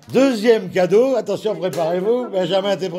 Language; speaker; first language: French; native; French